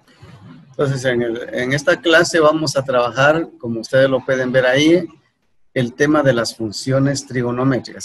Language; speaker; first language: Spanish; native; Spanish